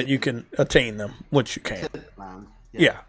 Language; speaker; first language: English; native; English